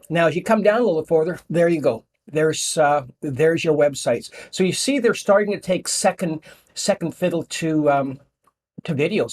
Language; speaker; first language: English; native; English